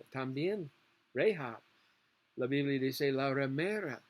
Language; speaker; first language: Spanish; non-native, learner; English